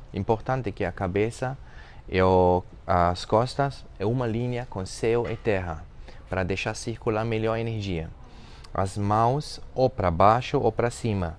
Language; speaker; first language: Portuguese; non-native, fluent; German